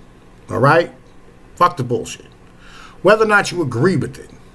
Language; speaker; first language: English; native; English